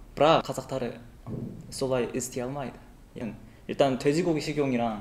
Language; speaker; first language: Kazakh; non-native, learner; Korean